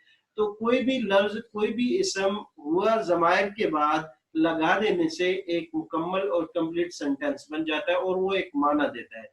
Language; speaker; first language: Urdu; native; Urdu